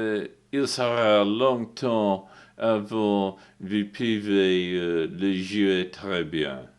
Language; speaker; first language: French; non-native, learner; English